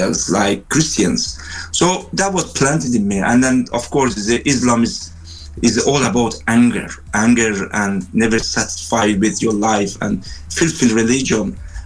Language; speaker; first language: English; non-native, fluent; Persian